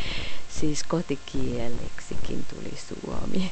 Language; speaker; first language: Finnish; non-native, fluent; Hungarian